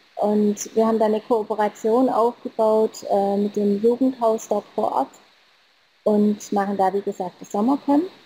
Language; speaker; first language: German; native; German